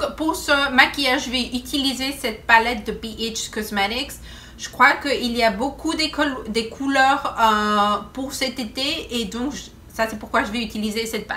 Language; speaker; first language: French; non-native, fluent; Spanish